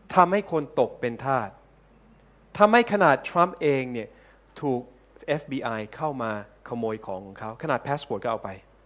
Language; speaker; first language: Thai; non-native, fluent; English